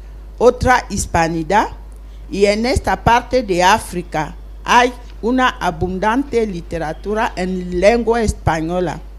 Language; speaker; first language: Spanish; non-native, fluent; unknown